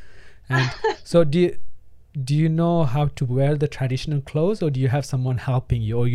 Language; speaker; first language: English; non-native, local second language; Tamil